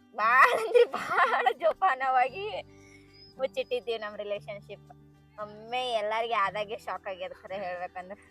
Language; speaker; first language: Kannada; native; Kannada